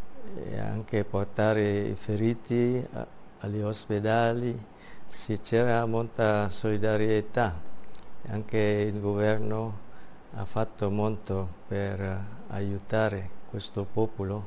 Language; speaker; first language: Italian; non-native, fluent; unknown